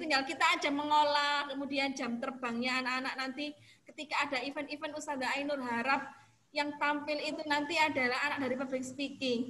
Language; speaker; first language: Indonesian; native; Indonesian